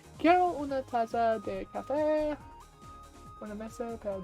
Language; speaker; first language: Spanish; non-native, learner; English